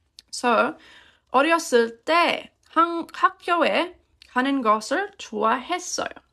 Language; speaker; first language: Korean; non-native, fluent; English